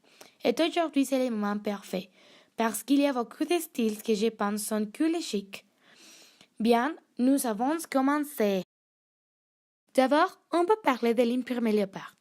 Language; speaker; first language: French; non-native, learner; Spanish